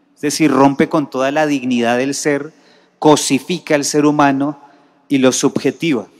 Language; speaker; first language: Spanish; native; Spanish